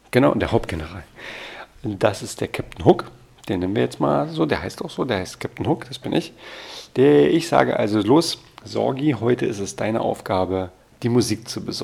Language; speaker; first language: German; native; German